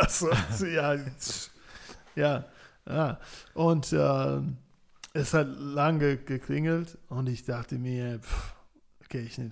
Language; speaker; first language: German; non-native, fluent; English